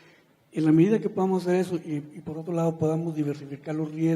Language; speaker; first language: Spanish; native; Spanish